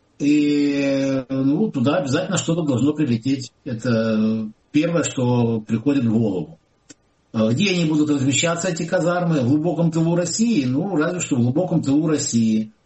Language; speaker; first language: Russian; non-native, local second language; Ukrainian